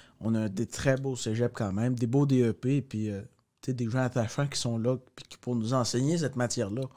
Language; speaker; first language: French; native; French